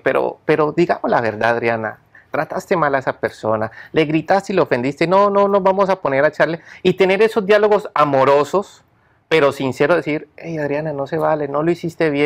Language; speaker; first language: Spanish; native; Spanish